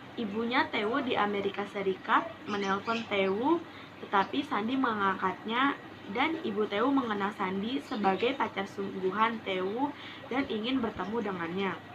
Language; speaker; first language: Indonesian; native; Indonesian